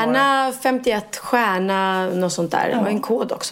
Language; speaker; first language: Swedish; native; Swedish